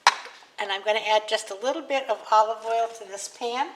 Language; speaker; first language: English; native; English